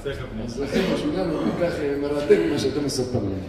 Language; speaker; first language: Hebrew; non-native, fluent; Spanish